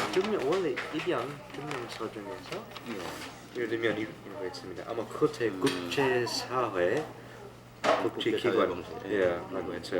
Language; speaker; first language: Korean; non-native, fluent; English